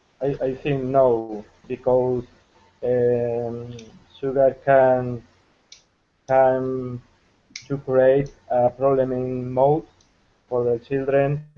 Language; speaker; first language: English; non-native, learner; Spanish